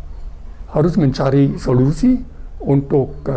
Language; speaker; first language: Indonesian; non-native, learner; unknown